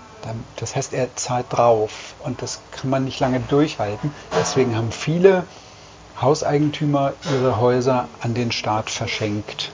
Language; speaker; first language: German; native; German